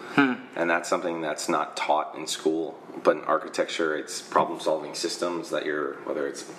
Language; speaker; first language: English; native; English